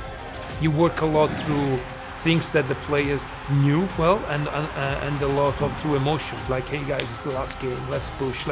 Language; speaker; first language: English; non-native, fluent; Italian